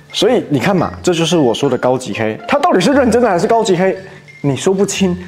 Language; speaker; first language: Chinese; native; Chinese